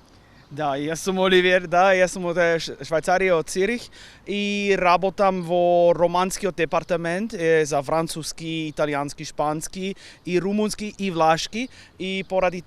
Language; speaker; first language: Macedonian; non-native, learner; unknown